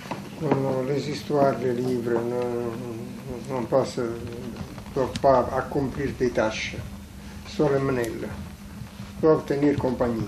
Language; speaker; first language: French; non-native, fluent; Italian